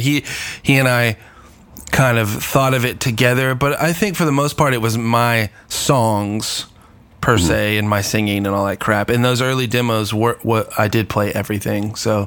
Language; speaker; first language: English; native; English